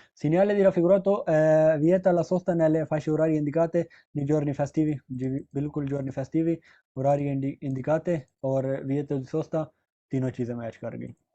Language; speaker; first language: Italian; non-native, fluent; Urdu